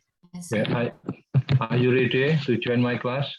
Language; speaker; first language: English; non-native, fluent; Indonesian